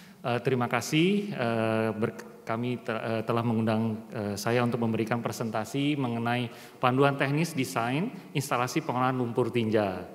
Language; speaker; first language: Indonesian; native; Indonesian